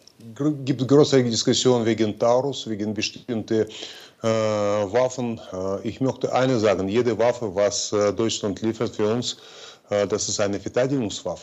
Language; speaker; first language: German; non-native, fluent; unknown